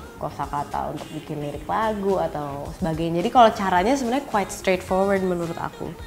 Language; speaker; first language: Indonesian; early bilingual, heritage; Indonesian